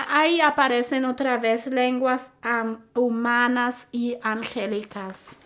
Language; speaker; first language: Spanish; non-native, fluent; German